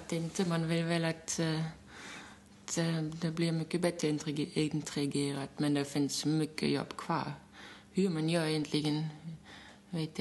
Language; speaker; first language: Swedish; non-native, fluent; German